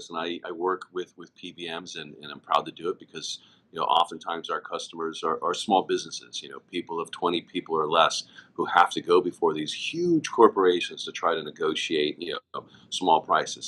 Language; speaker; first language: English; native; English